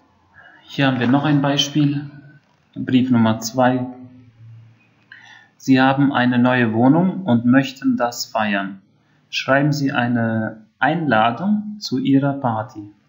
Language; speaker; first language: German; non-native, fluent; Albanian